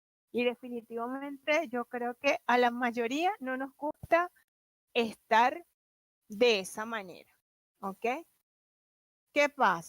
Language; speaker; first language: Spanish; native; Spanish